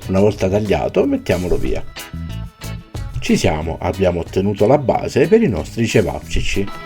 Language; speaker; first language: Italian; native; Italian